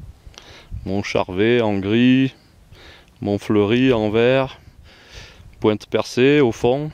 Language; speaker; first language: French; native; French